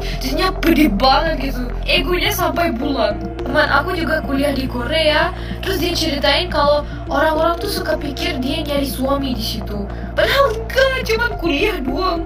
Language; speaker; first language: Indonesian; non-native, fluent; German